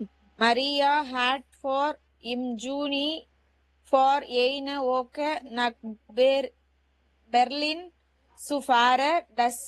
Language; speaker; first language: German; non-native, learner; Tamil